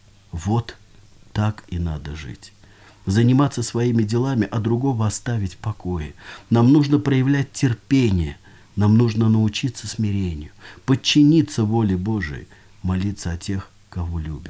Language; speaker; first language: Russian; native; Russian